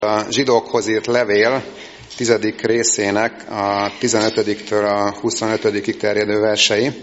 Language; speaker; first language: Hungarian; native; Hungarian